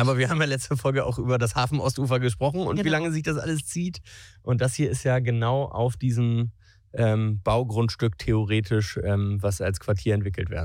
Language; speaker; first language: German; native; German